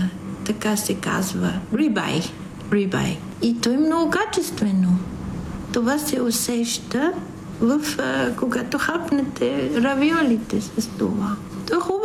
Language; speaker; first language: Bulgarian; non-native, fluent; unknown